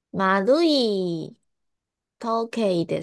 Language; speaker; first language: Japanese; non-native, learner; Chinese